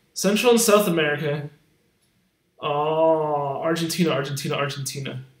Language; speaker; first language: English; native; English